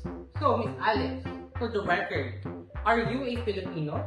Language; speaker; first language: English; non-native, local second language; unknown